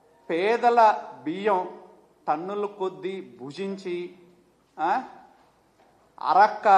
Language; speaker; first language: Telugu; native; Telugu